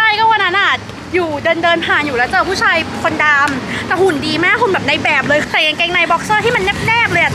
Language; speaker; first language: Thai; native; Thai